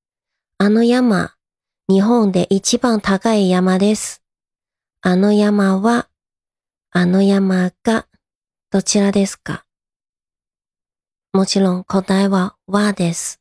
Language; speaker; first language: Japanese; non-native, fluent; Chinese